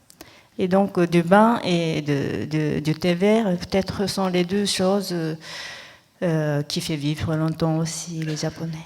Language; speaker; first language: French; non-native, fluent; Japanese